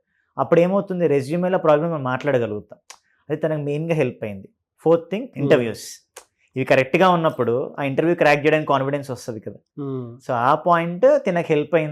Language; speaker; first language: Telugu; native; Telugu